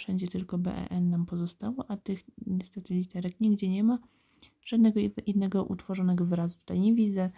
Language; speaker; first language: Polish; native; Polish